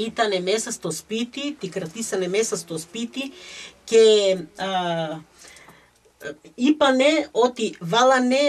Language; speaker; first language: Greek; early bilingual, heritage; Greek